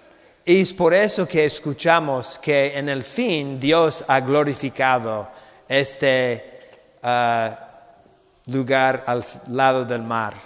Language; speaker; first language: Spanish; non-native, fluent; English